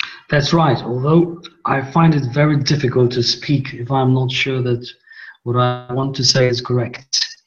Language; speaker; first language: English; non-native, fluent; Polish